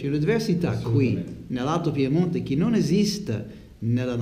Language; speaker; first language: Italian; non-native, learner; English